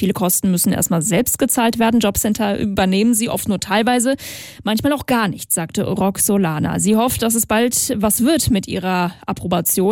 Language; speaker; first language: German; native; German